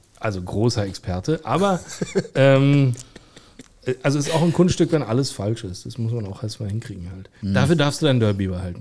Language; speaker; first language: German; native; German